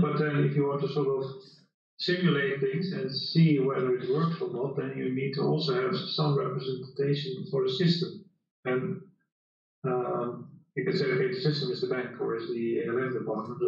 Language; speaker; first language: English; non-native, fluent; Dutch